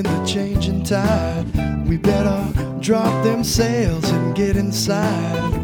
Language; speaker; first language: English; native; English